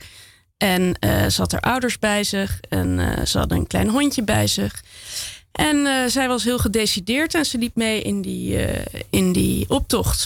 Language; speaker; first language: Dutch; native; Dutch